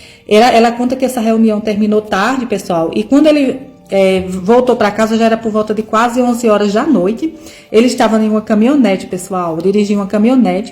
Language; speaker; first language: Portuguese; native; Portuguese